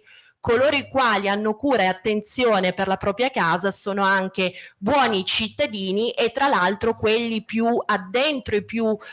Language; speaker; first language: Italian; native; Italian